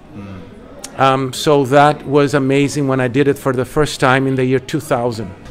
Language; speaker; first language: English; non-native, fluent; Portuguese